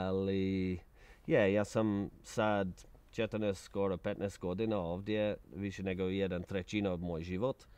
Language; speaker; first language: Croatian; non-native, learner; English